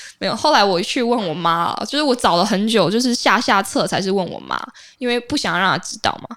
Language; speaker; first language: Chinese; native; Chinese